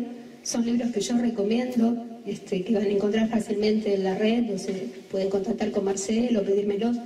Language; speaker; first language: Spanish; native; Spanish